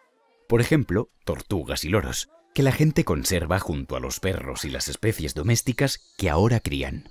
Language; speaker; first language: Spanish; native; Spanish